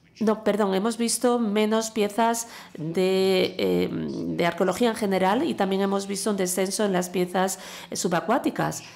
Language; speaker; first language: Spanish; non-native, fluent; English